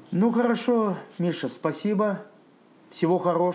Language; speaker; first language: Russian; native; Russian